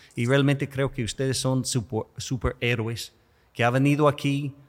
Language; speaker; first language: Spanish; non-native, fluent; English